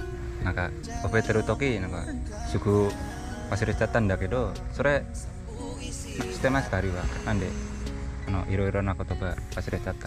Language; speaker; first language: Japanese; non-native, learner; Indonesian